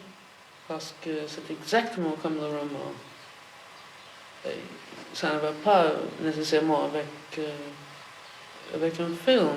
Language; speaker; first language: French; non-native, fluent; English